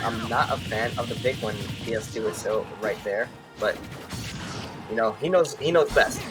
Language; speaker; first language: English; native; English